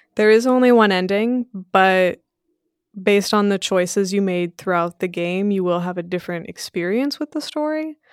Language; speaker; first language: English; early bilingual, other home language; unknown